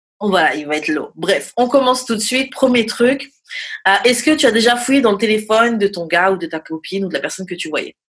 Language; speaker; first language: French; native; French